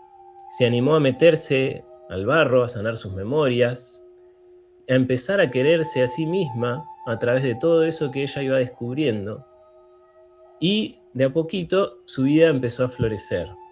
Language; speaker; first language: Spanish; native; Spanish